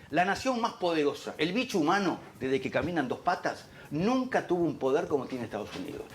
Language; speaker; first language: Spanish; native; Spanish